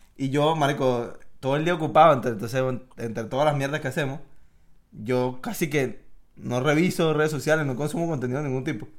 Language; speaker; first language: Spanish; native; Spanish